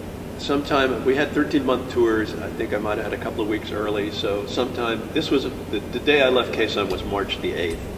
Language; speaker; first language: English; native; English